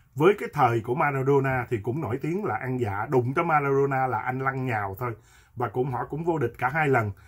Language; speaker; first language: Vietnamese; native; Vietnamese